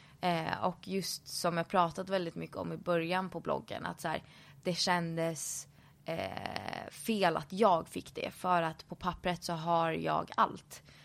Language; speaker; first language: Swedish; native; Swedish